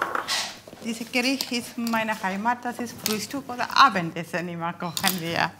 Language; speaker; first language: German; non-native, learner; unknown